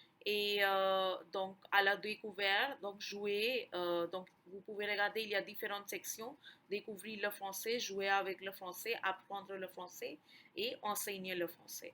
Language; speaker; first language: French; non-native, fluent; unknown